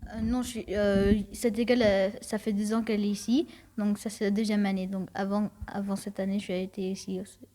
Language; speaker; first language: French; non-native, learner; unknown